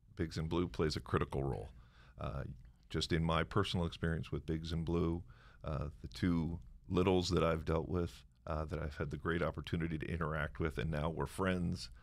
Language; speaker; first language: English; native; English